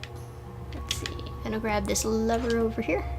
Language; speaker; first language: English; native; English